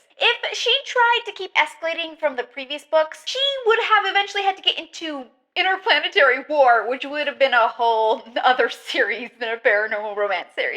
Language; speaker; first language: English; native; English